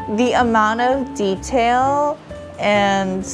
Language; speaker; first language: English; early bilingual, other home language; Korean